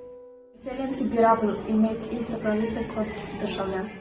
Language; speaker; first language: Slovenian; early bilingual, other home language; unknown